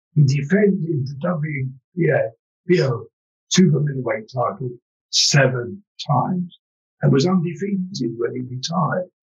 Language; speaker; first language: English; native; English